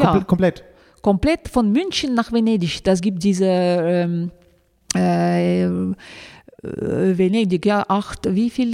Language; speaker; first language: German; non-native, fluent; Russian